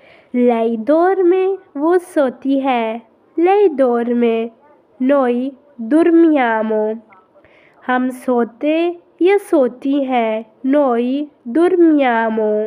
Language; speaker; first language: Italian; non-native, fluent; Urdu